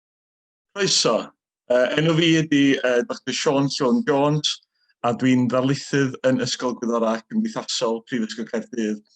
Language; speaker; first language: Welsh; native; Welsh